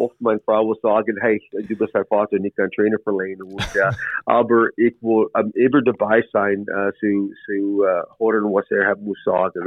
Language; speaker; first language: German; non-native, learner; English